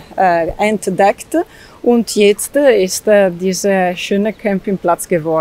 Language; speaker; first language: German; non-native, learner; Italian